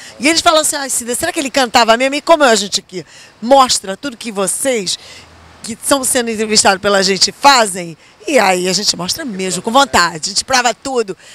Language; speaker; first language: Portuguese; native; Portuguese